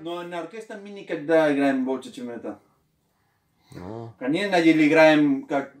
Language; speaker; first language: Russian; non-native, learner; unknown